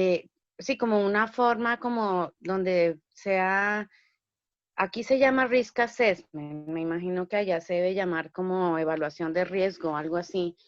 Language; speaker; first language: Spanish; early bilingual, heritage; Spanish